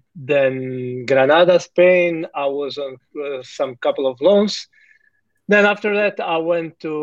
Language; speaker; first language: English; non-native, fluent; Croatian